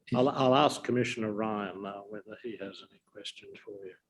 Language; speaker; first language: English; native; English